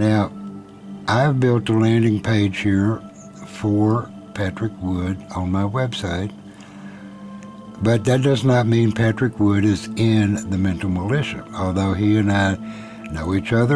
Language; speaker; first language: English; native; English